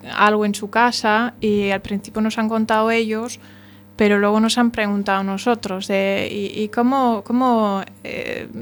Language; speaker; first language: Spanish; non-native, fluent; German